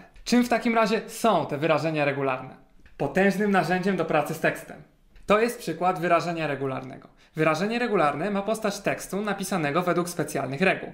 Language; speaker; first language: Polish; native; Polish